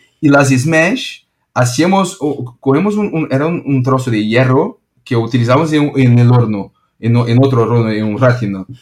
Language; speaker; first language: Spanish; non-native, fluent; Portuguese